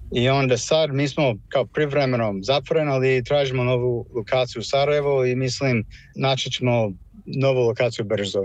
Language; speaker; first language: Croatian; non-native, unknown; English